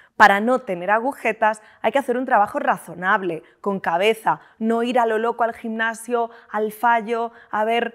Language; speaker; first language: Spanish; native; Spanish